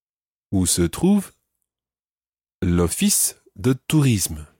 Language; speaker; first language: French; non-native, fluent; English